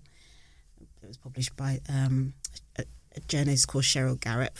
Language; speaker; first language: English; native; English